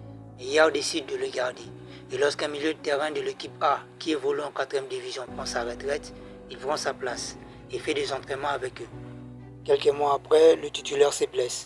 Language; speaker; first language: French; native; French